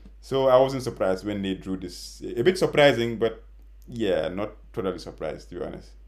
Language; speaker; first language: English; non-native, local second language; Wolof